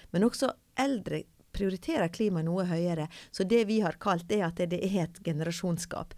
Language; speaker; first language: Norwegian; native; Norwegian